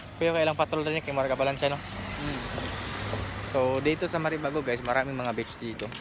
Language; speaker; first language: Filipino; non-native, local second language; Cebuano